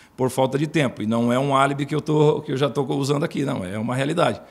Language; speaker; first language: Portuguese; native; Portuguese